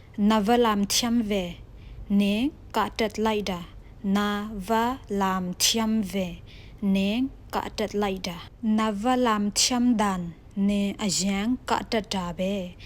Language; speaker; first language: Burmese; non-native, local second language; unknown